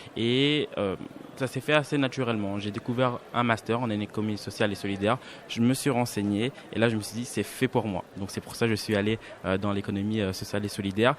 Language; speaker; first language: French; native; French